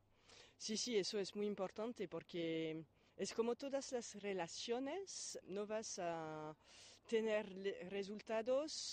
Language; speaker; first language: Spanish; non-native, fluent; French